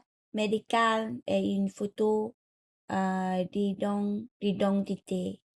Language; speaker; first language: French; non-native, learner; Vietnamese